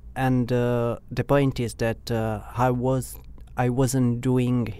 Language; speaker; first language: English; non-native, learner; Italian